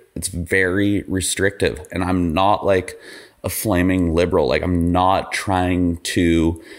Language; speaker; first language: English; native; English